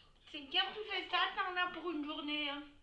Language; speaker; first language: French; native; French